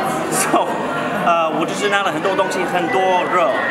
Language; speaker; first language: Chinese; non-native, learner; English